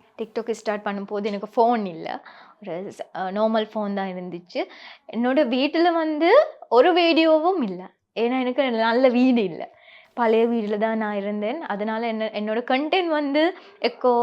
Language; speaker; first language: Tamil; non-native, local second language; Sinhala